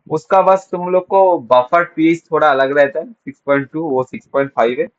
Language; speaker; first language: Hindi; non-native, local second language; Bangla